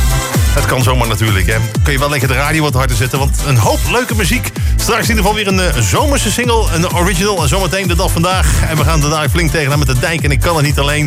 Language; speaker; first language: Dutch; native; Dutch